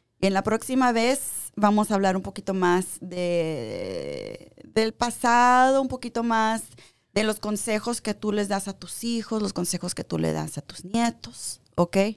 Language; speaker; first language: Spanish; early bilingual, heritage; Spanish